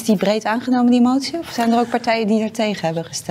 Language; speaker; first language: Dutch; native; Dutch